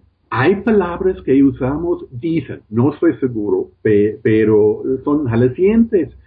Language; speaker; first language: Spanish; non-native, fluent; English